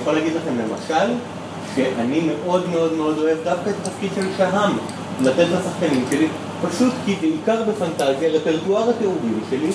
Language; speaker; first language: Hebrew; native; Hebrew